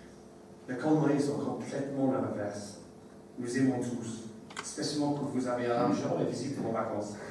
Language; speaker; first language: French; non-native, learner; English